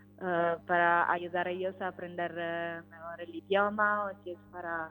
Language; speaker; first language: Spanish; non-native, learner; Italian